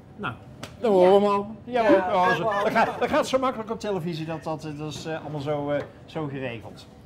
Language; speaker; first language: Dutch; native; Dutch